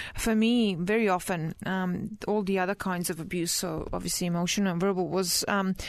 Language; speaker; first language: English; early bilingual, other home language; Croatian